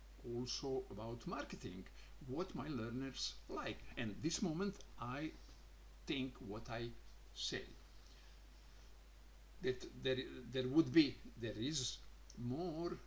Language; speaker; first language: English; non-native, learner; Croatian